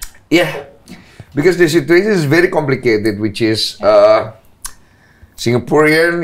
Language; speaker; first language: English; non-native, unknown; Indonesian